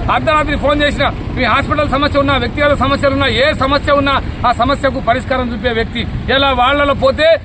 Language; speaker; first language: Telugu; native; Telugu